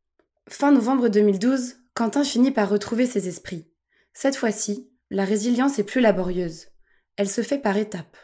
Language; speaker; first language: French; native; French